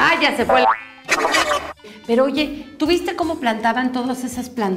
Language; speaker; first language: Spanish; native; Spanish